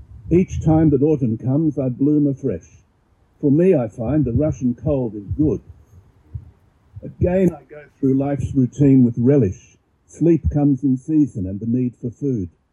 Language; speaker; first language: English; native; English